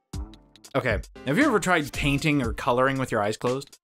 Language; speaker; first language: English; native; English